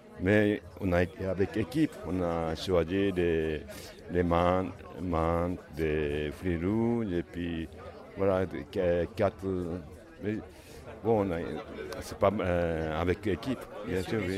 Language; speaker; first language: French; non-native, learner; Japanese